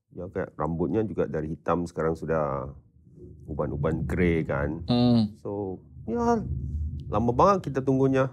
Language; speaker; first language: Indonesian; non-native, fluent; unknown